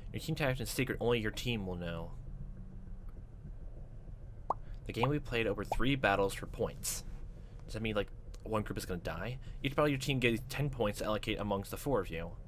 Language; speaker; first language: English; native; English